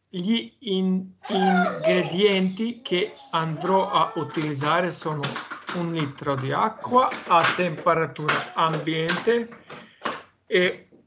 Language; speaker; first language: Italian; non-native, learner; Slovenian